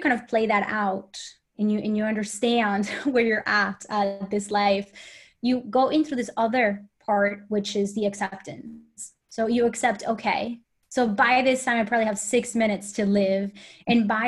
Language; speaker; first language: English; non-native, fluent; Spanish